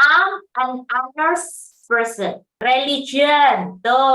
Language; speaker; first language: English; non-native, fluent; Indonesian